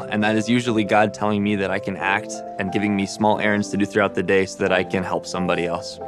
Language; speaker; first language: English; non-native, fluent; Portuguese